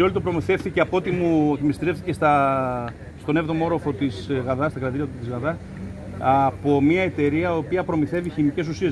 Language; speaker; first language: Greek; native; Greek